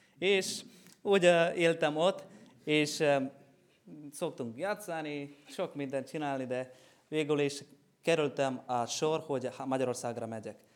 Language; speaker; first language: Hungarian; non-native, learner; Malayalam